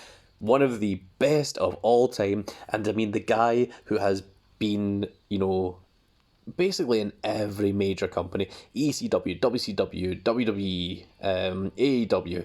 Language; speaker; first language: English; native; English